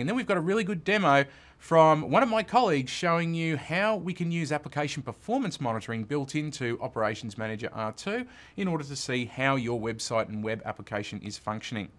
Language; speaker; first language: English; native; English